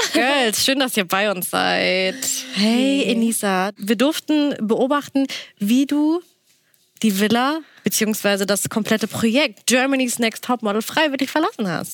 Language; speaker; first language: German; native; German